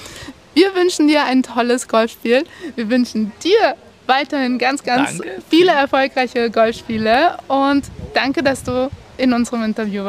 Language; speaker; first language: German; native; German